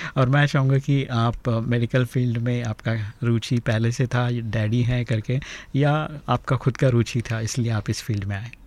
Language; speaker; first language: Hindi; native; Hindi